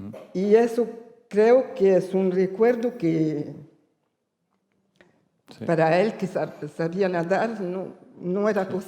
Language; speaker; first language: Spanish; early bilingual, heritage; Spanish